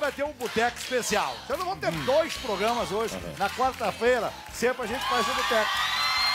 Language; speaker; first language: Portuguese; native; Portuguese